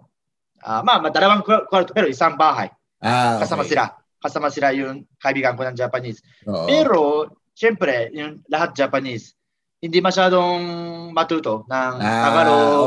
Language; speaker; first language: Filipino; non-native, learner; Japanese